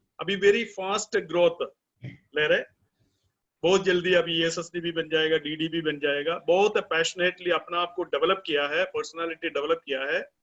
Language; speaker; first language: Hindi; non-native, local second language; Gujarati